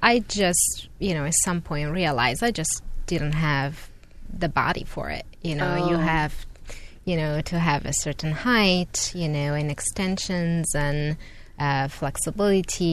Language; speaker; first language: English; non-native, fluent; Italian